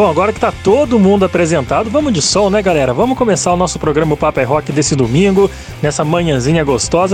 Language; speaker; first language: Portuguese; native; Portuguese